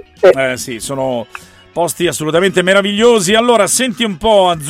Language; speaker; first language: Italian; native; Italian